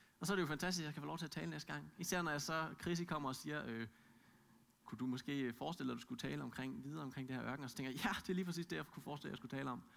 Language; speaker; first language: Danish; native; Danish